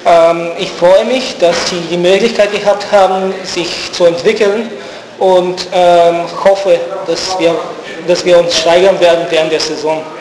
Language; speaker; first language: German; non-native, fluent; Bulgarian